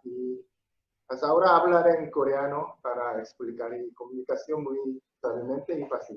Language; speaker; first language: Spanish; non-native, learner; Korean